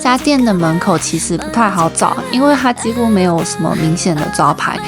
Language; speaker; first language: Chinese; native; Chinese